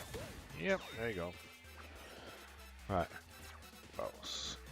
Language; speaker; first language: English; native; English